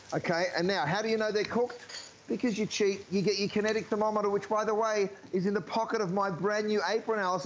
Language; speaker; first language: English; native; English